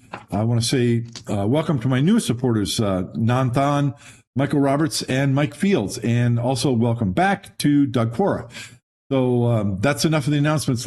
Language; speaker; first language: English; native; English